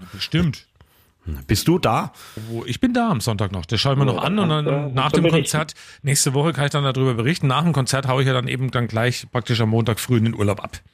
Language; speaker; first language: German; native; German